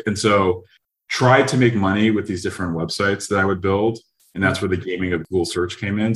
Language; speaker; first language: English; native; English